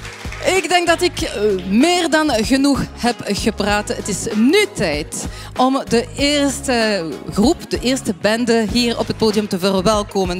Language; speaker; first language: Dutch; non-native, fluent; French